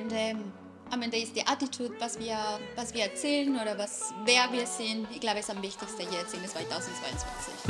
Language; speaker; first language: German; non-native, fluent; Spanish